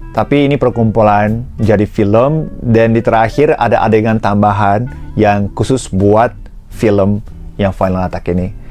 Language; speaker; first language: Indonesian; non-native, fluent; Japanese